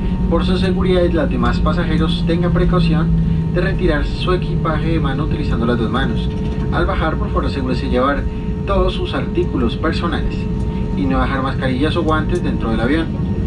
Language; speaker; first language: Spanish; native; Spanish